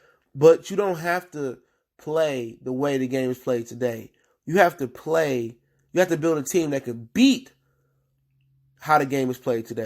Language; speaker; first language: English; native; English